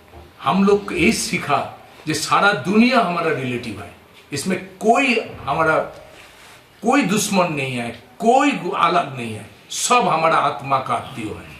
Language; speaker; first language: Hindi; non-native, local second language; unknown